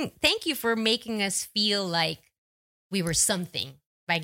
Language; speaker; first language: English; non-native, local second language; Filipino